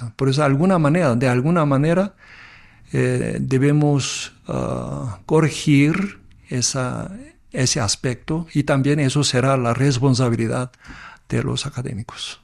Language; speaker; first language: Spanish; non-native, fluent; Korean